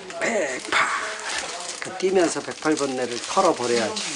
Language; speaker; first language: Korean; native; Korean